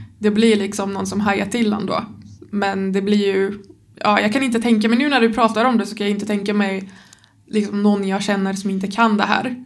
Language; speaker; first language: Swedish; native; Swedish